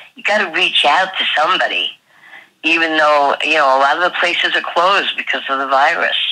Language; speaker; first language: English; native; English